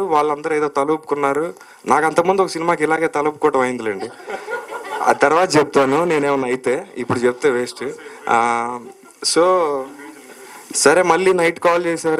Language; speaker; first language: Telugu; native; Telugu